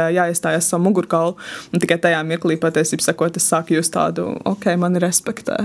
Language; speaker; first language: Latvian; native; Latvian